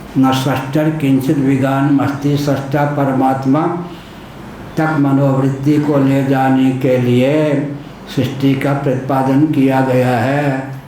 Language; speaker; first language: Hindi; non-native, local second language; Maithili